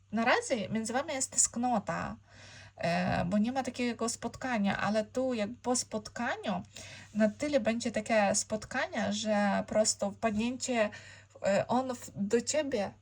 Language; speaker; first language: Polish; non-native, learner; Ukrainian